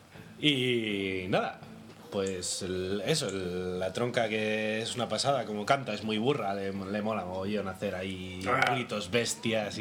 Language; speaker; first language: Spanish; native; Spanish